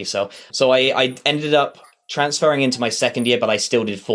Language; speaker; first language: English; native; English